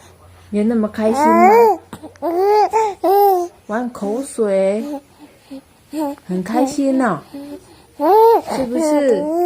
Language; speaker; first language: Chinese; non-native, fluent; Indonesian